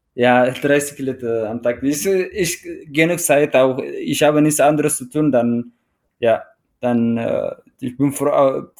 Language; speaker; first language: German; non-native, fluent; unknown